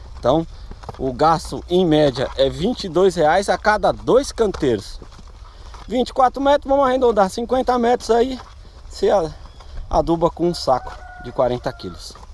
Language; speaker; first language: Portuguese; native; Portuguese